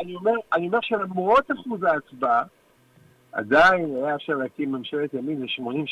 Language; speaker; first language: Hebrew; native; Hebrew